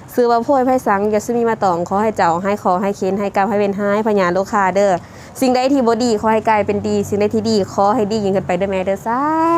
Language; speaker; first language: Thai; native; Thai